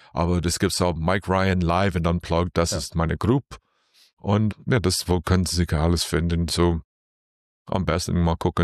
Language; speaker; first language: German; non-native, learner; English